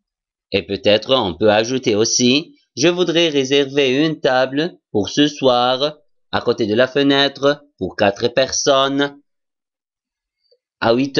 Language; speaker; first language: French; non-native, fluent; Arabic